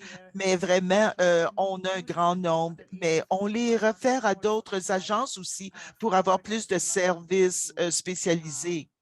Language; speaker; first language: French; non-native, fluent; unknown